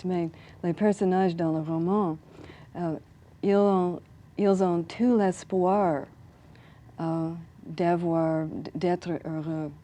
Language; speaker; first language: French; non-native, learner; English